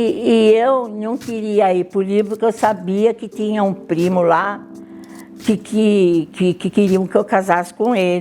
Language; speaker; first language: Portuguese; early bilingual, other home language; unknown